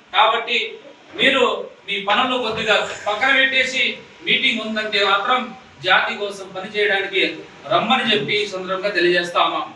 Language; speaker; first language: Telugu; non-native, local second language; Lambadi